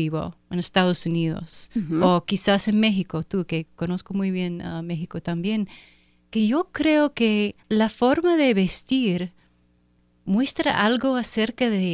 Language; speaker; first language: Spanish; non-native, fluent; English